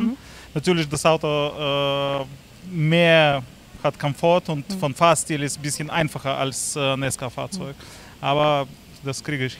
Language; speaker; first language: German; non-native, learner; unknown